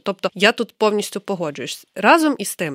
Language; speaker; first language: Ukrainian; native; Ukrainian